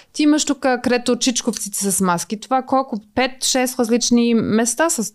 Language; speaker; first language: Bulgarian; native; Bulgarian